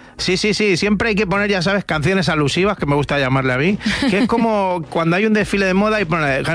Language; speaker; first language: Spanish; native; Spanish